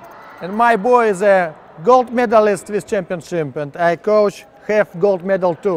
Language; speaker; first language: English; non-native, learner; Russian